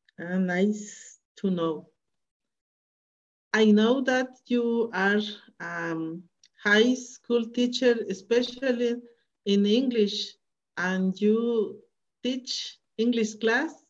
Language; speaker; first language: English; non-native, learner; Spanish